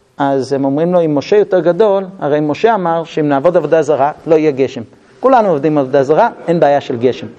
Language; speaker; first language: Hebrew; non-native, fluent; English